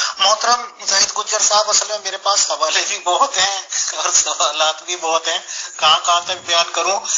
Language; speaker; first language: Urdu; non-native, local second language; Hindi